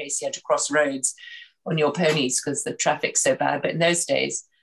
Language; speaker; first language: English; native; English